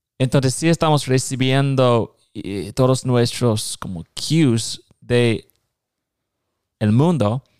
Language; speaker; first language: Spanish; non-native, fluent; English